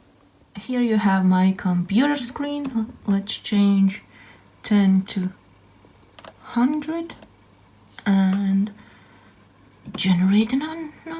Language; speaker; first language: English; non-native, fluent; Latvian